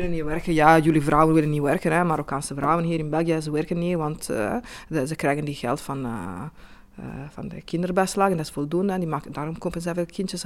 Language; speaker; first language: Dutch; non-native, fluent; Italian